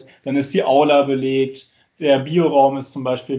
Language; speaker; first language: German; native; German